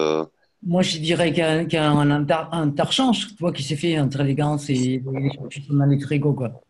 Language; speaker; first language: French; native; French